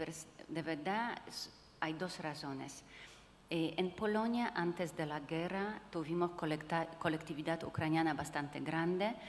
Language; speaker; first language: Spanish; non-native, fluent; Polish